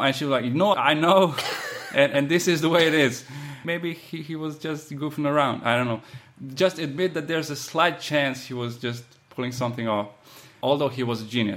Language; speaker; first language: English; non-native, fluent; Slovenian